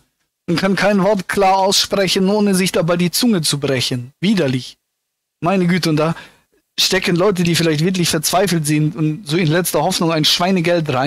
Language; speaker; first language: German; native; German